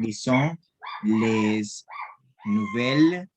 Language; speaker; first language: French; non-native, learner; Spanish